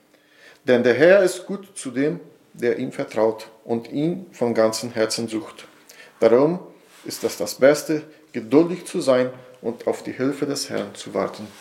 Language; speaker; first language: German; non-native, fluent; Portuguese